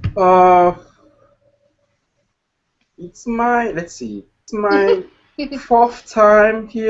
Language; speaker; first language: English; non-native, learner; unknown